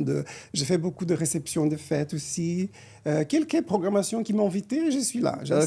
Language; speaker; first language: French; non-native, fluent; Portuguese